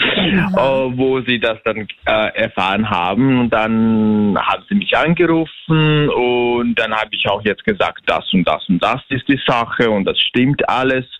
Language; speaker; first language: German; non-native, fluent; Bosnian